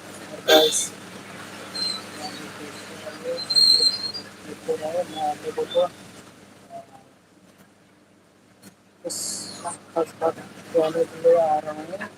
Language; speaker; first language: Hindi; non-native, local second language; Kok Borok